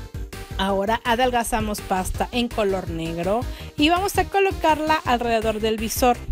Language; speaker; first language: Spanish; native; Spanish